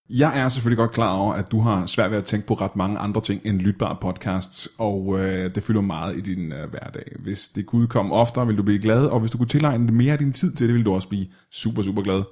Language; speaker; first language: Danish; native; Danish